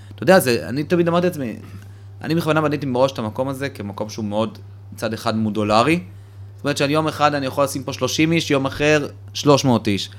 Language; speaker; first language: Hebrew; early bilingual, other home language; Russian